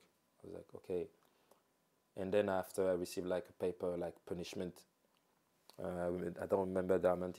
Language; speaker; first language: English; non-native, fluent; French